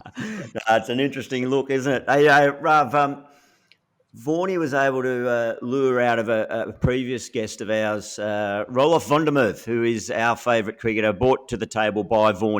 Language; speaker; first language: English; native; English